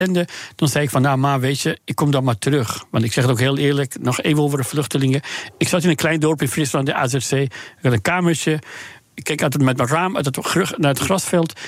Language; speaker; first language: Dutch; non-native, fluent; Persian